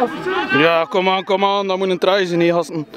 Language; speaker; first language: Dutch; native; Dutch